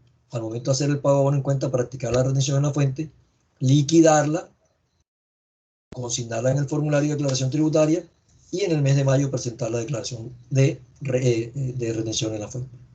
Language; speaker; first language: Spanish; native; Spanish